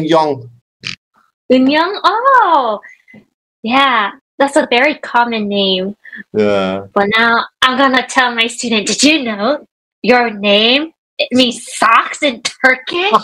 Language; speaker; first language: English; native; English